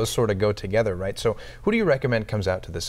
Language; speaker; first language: English; native; English